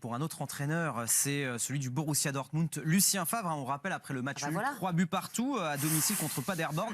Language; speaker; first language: French; native; French